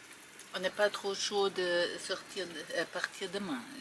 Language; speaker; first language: French; non-native, fluent; German